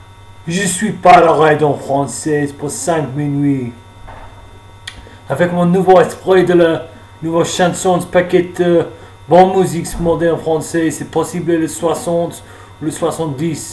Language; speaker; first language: French; non-native, learner; English